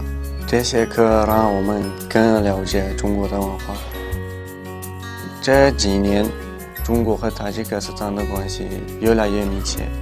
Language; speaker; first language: Chinese; non-native, fluent; Tajik